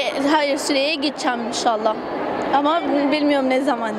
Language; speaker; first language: Turkish; non-native, learner; Arabic